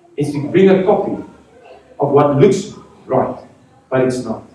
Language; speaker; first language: English; non-native, local second language; Afrikaans